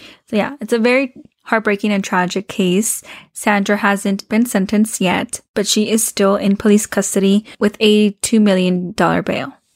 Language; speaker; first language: English; early bilingual, other home language; Spanish